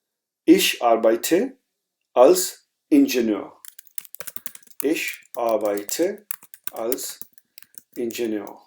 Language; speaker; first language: German; non-native, fluent; Urdu